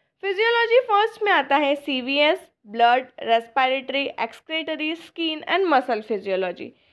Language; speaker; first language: Hindi; native; Hindi